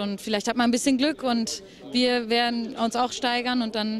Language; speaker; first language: German; native; German